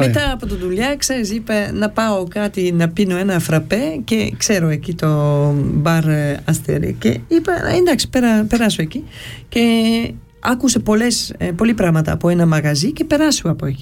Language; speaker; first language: Greek; early bilingual, heritage; Greek